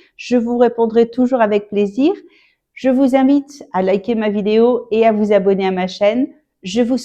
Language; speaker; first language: French; native; French